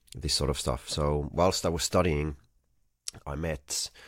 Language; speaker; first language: English; non-native, fluent; Finnish